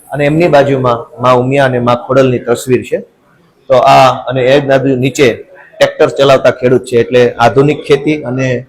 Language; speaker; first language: Gujarati; native; Gujarati